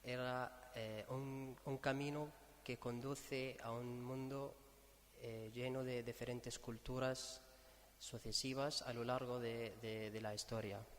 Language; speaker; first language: Spanish; non-native, fluent; Arabic